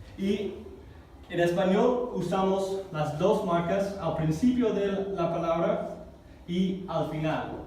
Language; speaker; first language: Spanish; non-native, fluent; English